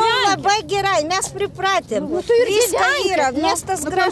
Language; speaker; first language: Lithuanian; non-native, local second language; Russian